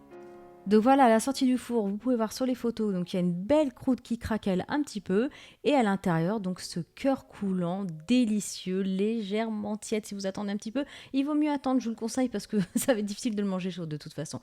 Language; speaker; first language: French; native; French